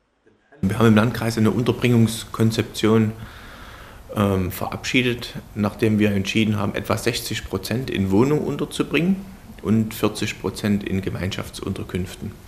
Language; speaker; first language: German; native; German